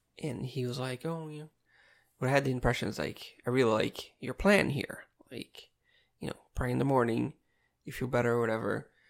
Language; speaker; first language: English; non-native, fluent; Portuguese